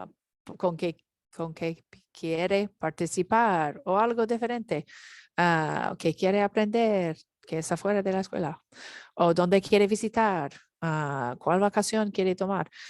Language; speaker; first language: Spanish; non-native, learner; English